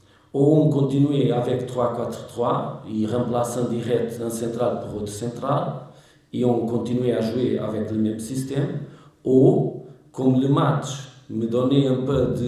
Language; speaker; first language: French; non-native, learner; Portuguese